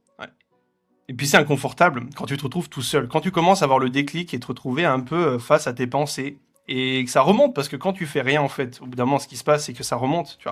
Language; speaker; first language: French; native; French